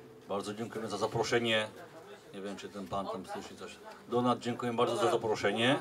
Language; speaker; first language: Polish; non-native, learner; Czech